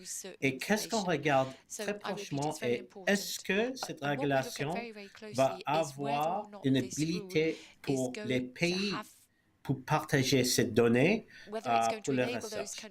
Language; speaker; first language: French; early bilingual, heritage; English